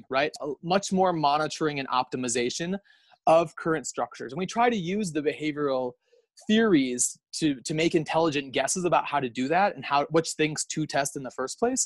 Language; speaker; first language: English; native; English